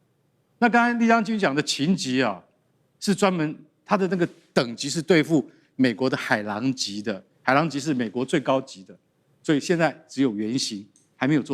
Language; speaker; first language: Chinese; native; Chinese